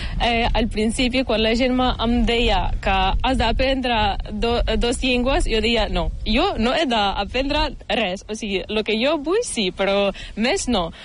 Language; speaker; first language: Catalan; non-native, learner; Ukrainian